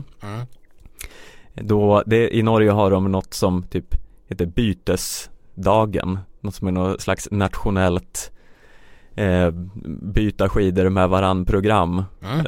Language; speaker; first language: Swedish; native; Swedish